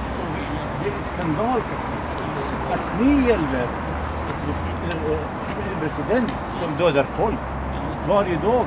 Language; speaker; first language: Swedish; non-native, fluent; Arabic